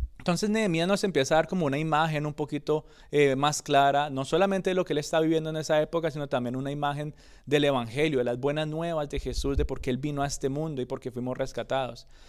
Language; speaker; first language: Spanish; early bilingual, other home language; English